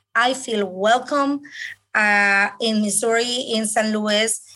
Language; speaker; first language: English; non-native, fluent; Spanish